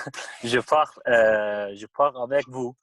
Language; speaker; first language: French; non-native, learner; Kurdish